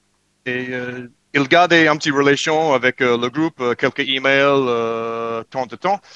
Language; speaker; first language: French; non-native, learner; English